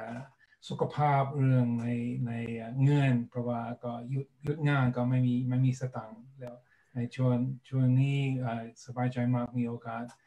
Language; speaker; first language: Thai; non-native, learner; English